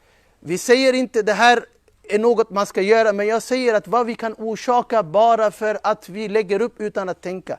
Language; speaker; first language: Swedish; non-native, fluent; Urdu